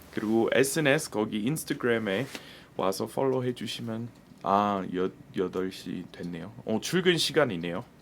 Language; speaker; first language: Korean; non-native, fluent; English